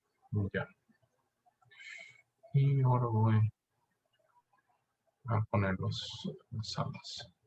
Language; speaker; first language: Spanish; non-native, fluent; English